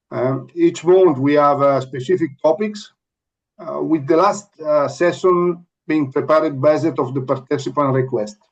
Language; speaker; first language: English; non-native, learner; Italian